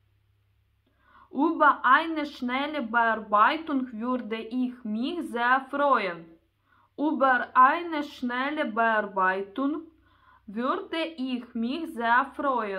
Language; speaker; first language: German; non-native, learner; Russian